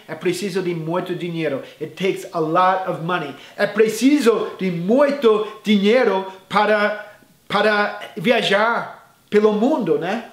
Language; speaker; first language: Portuguese; non-native, fluent; English